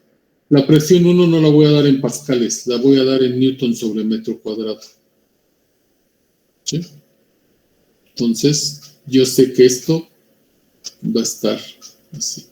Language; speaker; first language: Spanish; native; Spanish